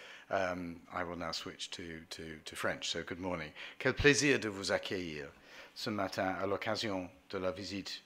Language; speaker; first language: French; non-native, fluent; English